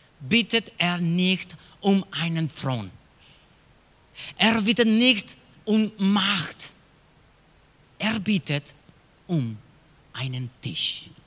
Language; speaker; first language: German; non-native, learner; Spanish